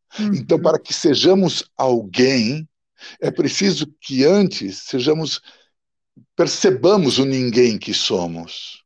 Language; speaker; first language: Portuguese; early bilingual, other home language; Italian